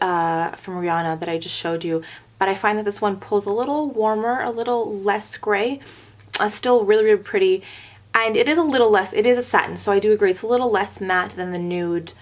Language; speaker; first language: English; native; English